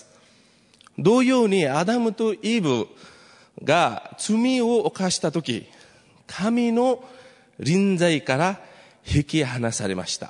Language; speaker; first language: Japanese; non-native, fluent; Nepali